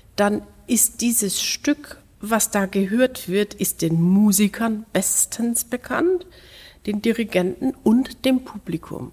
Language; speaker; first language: German; native; German